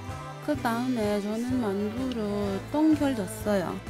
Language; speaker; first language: Korean; non-native, learner; English